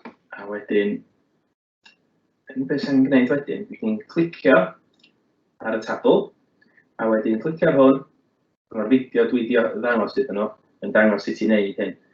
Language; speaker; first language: Welsh; native; Welsh